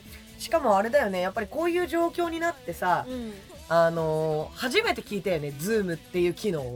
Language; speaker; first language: Japanese; native; Japanese